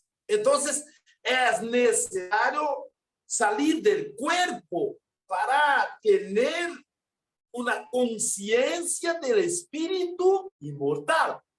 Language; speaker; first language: Spanish; non-native, learner; Portuguese